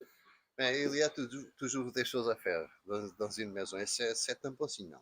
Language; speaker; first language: French; non-native, learner; Portuguese